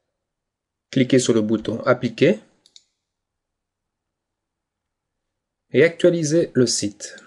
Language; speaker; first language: French; native; French